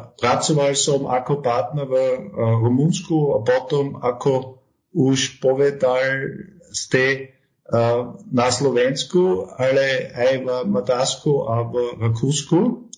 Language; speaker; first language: Slovak; non-native, learner; German